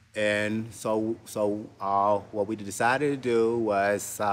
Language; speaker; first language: English; native; English